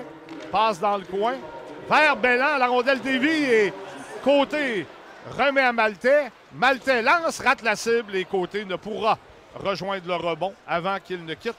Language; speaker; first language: French; native; French